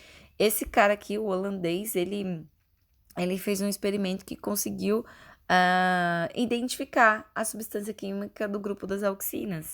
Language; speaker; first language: Portuguese; native; Portuguese